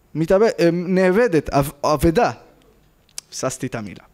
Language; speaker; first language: Hebrew; native; Hebrew